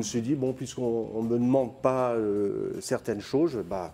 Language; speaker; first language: French; native; French